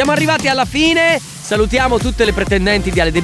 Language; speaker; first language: Italian; native; Italian